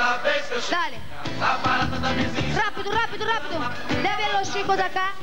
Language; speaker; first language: Spanish; non-native, fluent; Portuguese